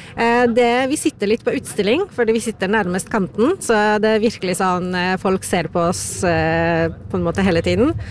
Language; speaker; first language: Norwegian; non-native, fluent; Polish